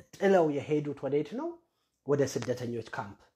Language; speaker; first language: Amharic; native; Amharic